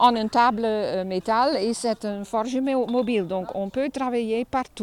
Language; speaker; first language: French; non-native, fluent; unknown